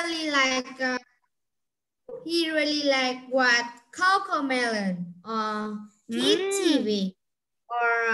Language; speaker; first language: English; non-native, learner; Vietnamese